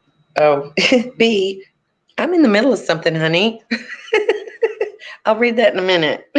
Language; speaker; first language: English; native; English